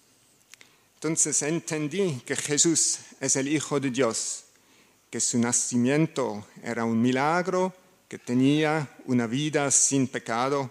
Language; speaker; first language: Spanish; non-native, learner; German